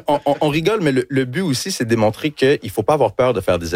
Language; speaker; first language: French; early bilingual, other home language; English